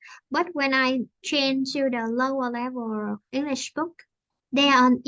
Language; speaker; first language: English; non-native, fluent; Vietnamese